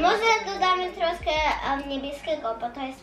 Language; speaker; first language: Polish; early bilingual, heritage; Polish